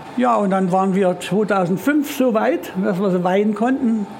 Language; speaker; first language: German; native; German